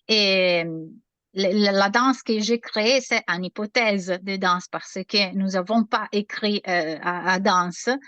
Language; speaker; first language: French; non-native, learner; Italian